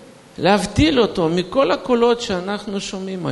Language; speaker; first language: Hebrew; non-native, fluent; Russian